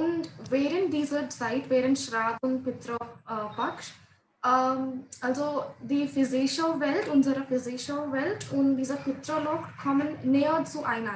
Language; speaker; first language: German; non-native, learner; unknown